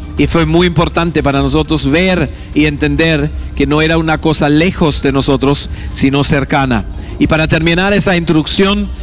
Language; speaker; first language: Spanish; non-native, fluent; German